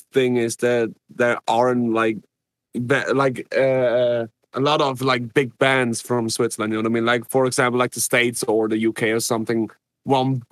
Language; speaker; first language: English; non-native, fluent; Swiss German